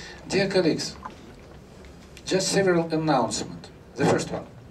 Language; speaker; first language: English; non-native, fluent; Russian